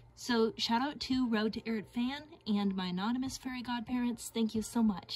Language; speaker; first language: English; native; English